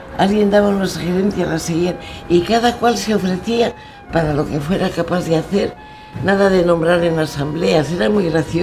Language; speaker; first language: Spanish; native; Spanish